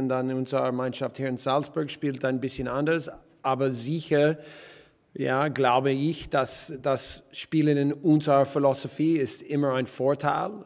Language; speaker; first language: German; non-native, fluent; English